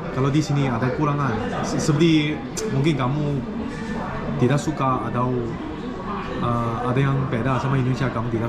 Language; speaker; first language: Indonesian; non-native, learner; Chinese